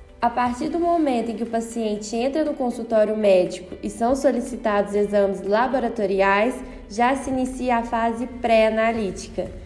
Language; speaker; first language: Portuguese; native; Portuguese